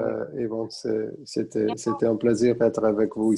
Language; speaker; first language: French; non-native, fluent; Portuguese